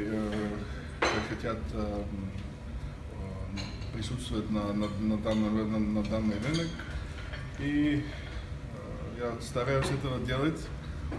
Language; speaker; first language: Russian; non-native, learner; Bulgarian